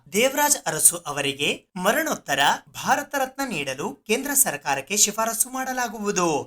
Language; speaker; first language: Kannada; native; Kannada